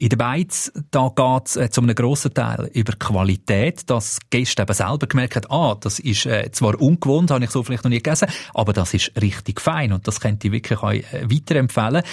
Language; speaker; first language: German; native; German